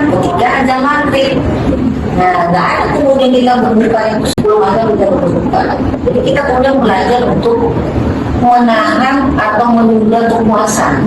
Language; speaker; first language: Indonesian; native; Indonesian